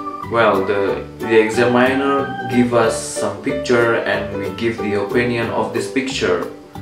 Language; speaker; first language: English; non-native, learner; Javanese